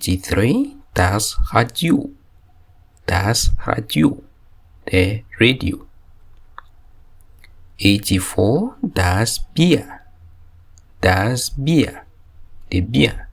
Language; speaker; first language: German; non-native, fluent; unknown